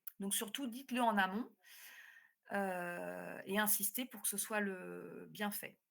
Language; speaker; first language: French; native; French